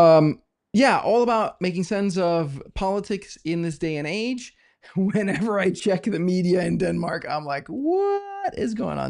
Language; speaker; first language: English; non-native, fluent; Danish